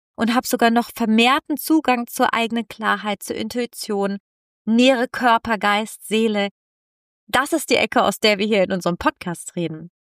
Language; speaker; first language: German; non-native, fluent; Italian